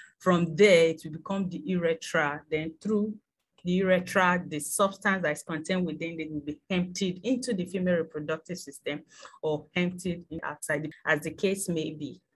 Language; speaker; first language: English; non-native, local second language; Yoruba